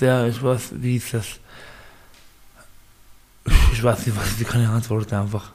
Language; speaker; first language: German; non-native, learner; Baluchi